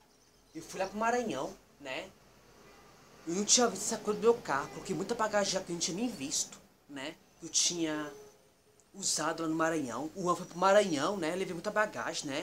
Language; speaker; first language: Portuguese; native; Portuguese